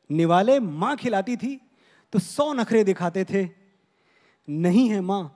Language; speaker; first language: Hindi; native; Hindi